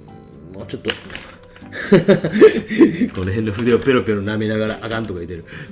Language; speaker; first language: Japanese; native; Japanese